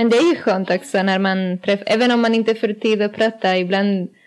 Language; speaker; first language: Swedish; non-native, learner; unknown